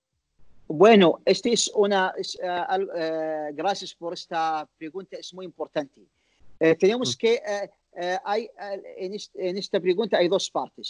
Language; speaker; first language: Spanish; non-native, learner; Arabic